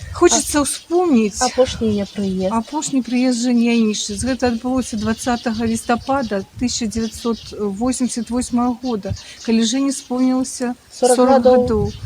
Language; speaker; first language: Belarusian; native; Belarusian